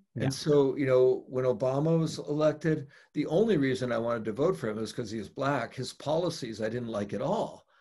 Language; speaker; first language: English; native; English